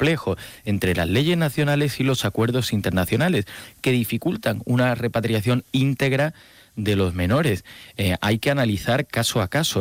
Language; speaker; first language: Spanish; native; Spanish